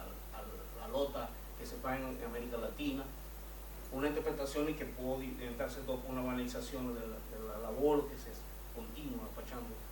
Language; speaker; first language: Italian; non-native, learner; Spanish